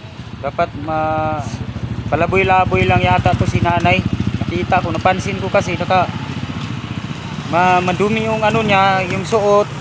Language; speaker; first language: Filipino; non-native, local second language; Cebuano